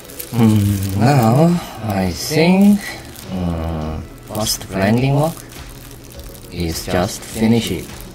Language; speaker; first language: English; non-native, learner; Korean